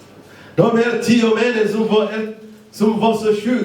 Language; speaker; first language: Swedish; non-native, fluent; Lingala